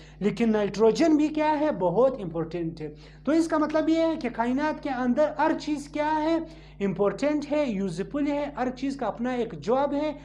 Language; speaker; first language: Urdu; non-native, local second language; Pashto